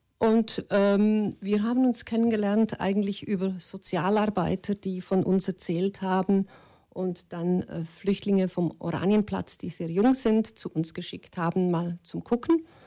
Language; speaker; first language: German; native; German